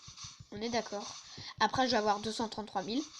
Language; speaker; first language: French; native; French